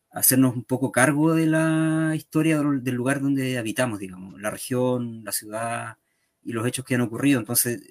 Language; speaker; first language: Spanish; native; Spanish